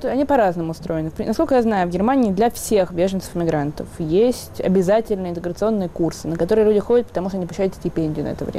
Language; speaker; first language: Russian; native; Russian